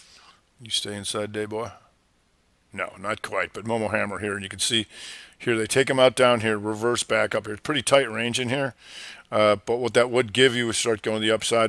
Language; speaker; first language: English; native; English